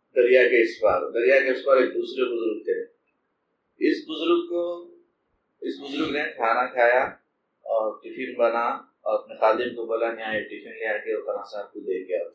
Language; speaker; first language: Urdu; native; Urdu